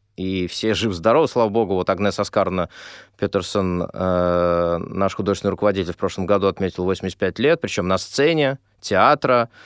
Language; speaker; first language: Russian; native; Russian